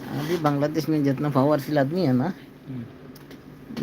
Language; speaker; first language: Hindi; non-native, learner; Bangla